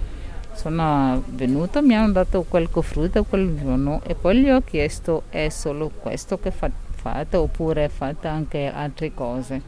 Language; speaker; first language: Italian; non-native, fluent; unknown